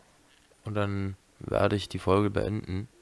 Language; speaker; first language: German; native; German